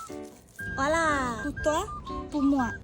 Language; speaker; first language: French; non-native, learner; Thai